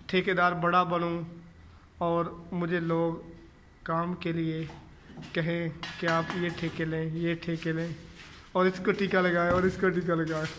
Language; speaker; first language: Urdu; non-native, local second language; Punjabi